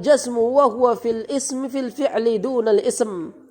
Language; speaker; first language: Arabic; non-native, fluent; Indonesian